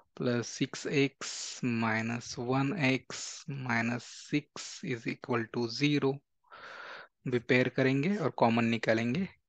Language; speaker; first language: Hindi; non-native, local second language; Marathi